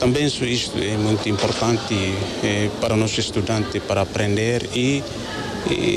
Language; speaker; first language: Portuguese; non-native, learner; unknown